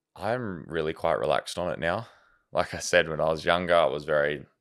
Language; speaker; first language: English; native; English